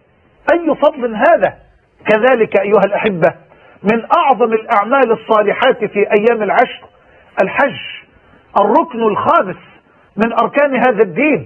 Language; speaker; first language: Arabic; native; Arabic